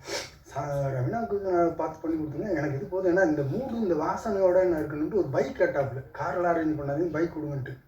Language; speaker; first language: Tamil; native; Tamil